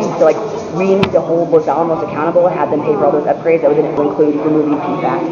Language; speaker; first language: English; native; English